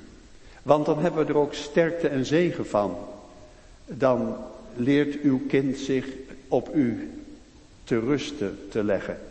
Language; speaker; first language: Dutch; native; Dutch